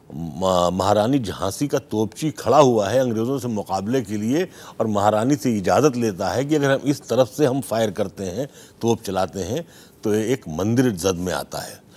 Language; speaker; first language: Hindi; native; Hindi